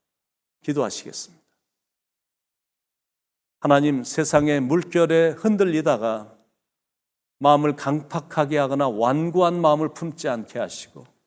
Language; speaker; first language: Korean; native; Korean